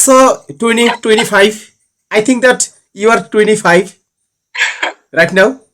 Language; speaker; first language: English; non-native, learner; Bangla